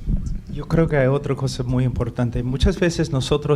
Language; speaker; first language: Spanish; non-native, fluent; English